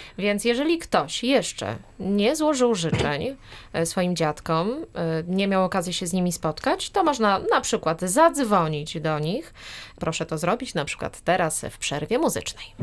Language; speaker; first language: Polish; native; Polish